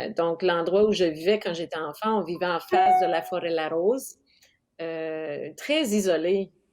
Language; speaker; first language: French; non-native, local second language; English